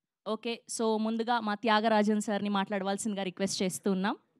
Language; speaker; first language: Telugu; native; Telugu